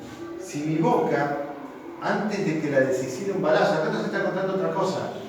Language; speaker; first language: Spanish; native; Spanish